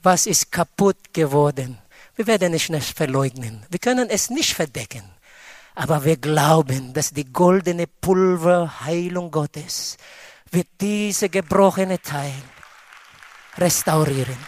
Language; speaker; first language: German; non-native, fluent; Filipino